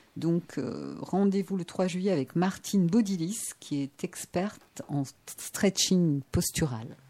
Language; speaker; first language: French; native; French